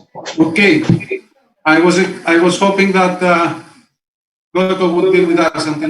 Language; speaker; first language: English; non-native, fluent; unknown